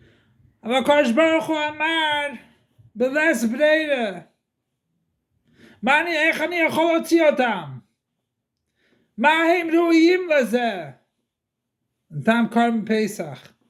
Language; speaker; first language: Hebrew; non-native, fluent; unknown